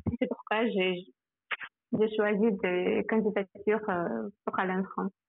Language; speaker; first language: French; non-native, fluent; Russian